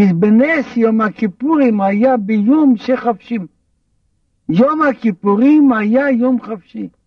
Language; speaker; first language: Hebrew; non-native, fluent; Russian